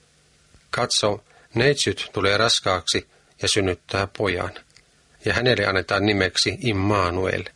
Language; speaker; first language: Finnish; native; Finnish